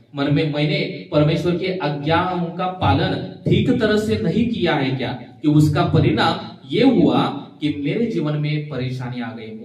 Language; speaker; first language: Hindi; non-native, local second language; Marathi